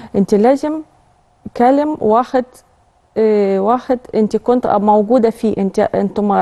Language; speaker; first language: Arabic; non-native, learner; Russian